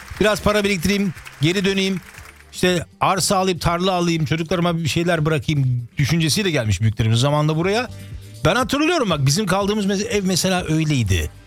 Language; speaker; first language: Turkish; early bilingual, heritage; Turkish